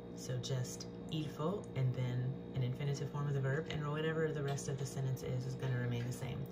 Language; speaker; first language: English; native; English